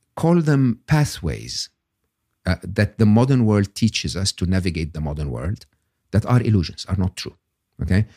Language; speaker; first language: English; non-native, fluent; Arabic